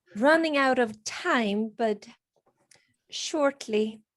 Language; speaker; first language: English; non-native, fluent; Swedish